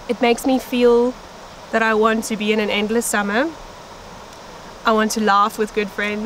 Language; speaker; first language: English; non-native, local second language; Afrikaans